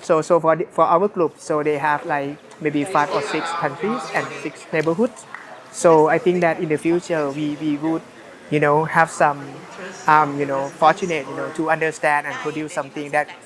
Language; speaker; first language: English; non-native, fluent; Thai